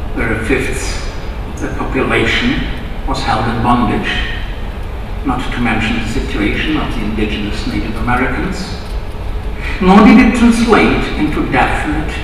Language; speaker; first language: English; non-native, fluent; German